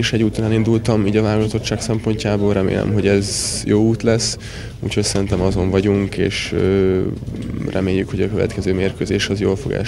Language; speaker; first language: Hungarian; native; Hungarian